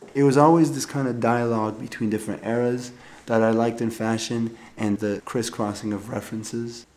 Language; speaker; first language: English; native; English